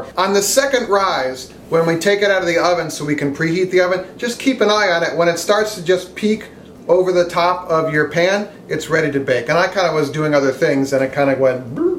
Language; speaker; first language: English; native; English